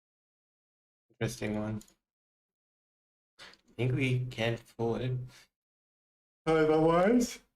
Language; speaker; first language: English; non-native, fluent; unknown